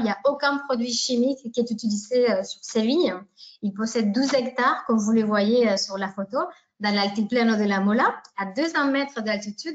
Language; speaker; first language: French; native; French